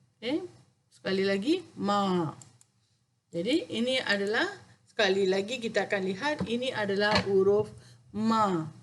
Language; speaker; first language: Malay; non-native, local second language; Tamil